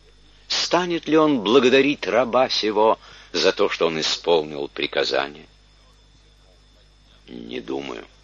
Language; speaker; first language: Russian; native; Russian